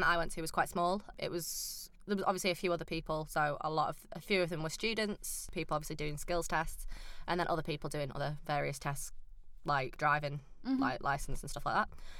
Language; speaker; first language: English; native; English